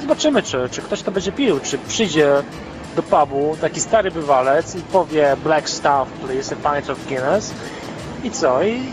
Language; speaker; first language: Polish; native; Polish